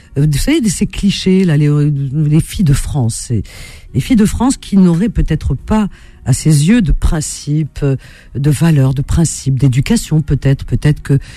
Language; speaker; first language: French; native; French